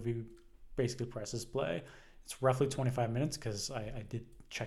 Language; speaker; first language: English; native; English